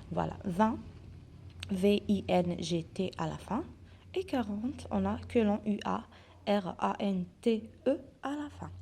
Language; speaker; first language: French; non-native, local second language; Arabic